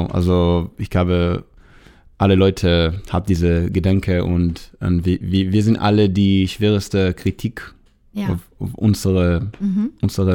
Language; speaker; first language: German; non-native, learner; Hebrew